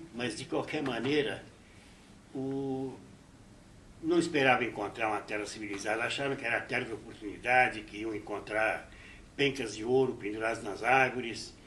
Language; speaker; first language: Portuguese; early bilingual, other home language; Hungarian